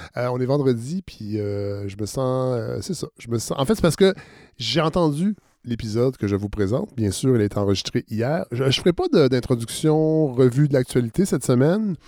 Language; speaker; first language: French; native; French